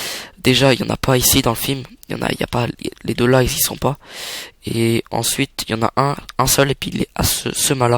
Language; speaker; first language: French; native; French